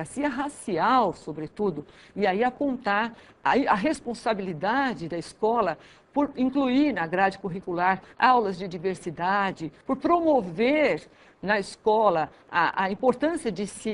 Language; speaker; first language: Portuguese; native; Portuguese